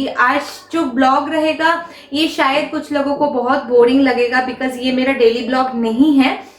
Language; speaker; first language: Hindi; non-native, local second language; Bangla